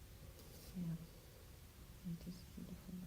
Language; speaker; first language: English; non-native, learner; Russian